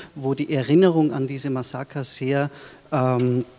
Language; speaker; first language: German; early bilingual, other home language; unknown